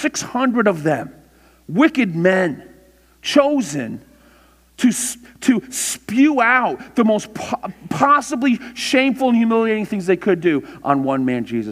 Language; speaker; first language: English; native; English